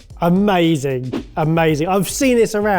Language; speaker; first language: English; native; English